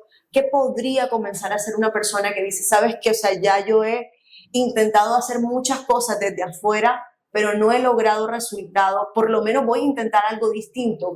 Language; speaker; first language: Spanish; native; Spanish